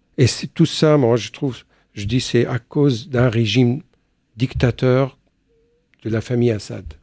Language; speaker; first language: French; non-native, fluent; Arabic